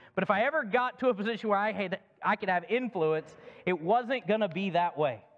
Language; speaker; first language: English; native; English